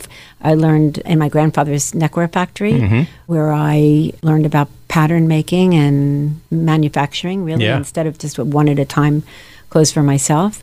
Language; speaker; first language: English; native; English